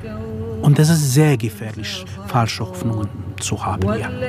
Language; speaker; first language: German; non-native, fluent; Kurdish